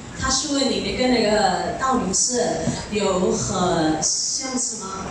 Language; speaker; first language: Chinese; early bilingual, heritage; Chinese